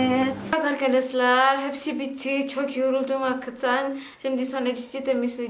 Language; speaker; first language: Turkish; non-native, learner; Indonesian